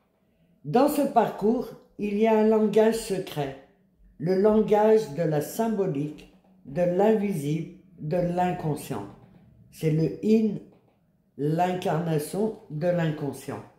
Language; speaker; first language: French; native; French